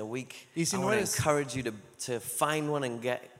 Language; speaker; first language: English; native; English